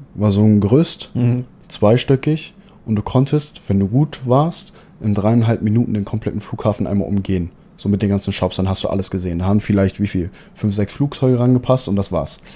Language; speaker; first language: German; native; German